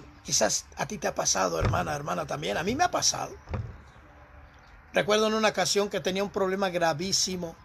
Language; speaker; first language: Spanish; native; Spanish